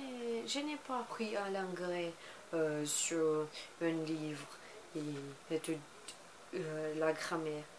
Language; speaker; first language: French; non-native, learner; Portuguese